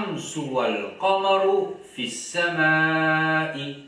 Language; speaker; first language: Arabic; non-native, learner; Haitian Creole